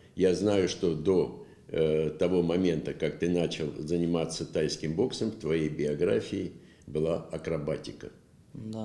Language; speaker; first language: Russian; native; Russian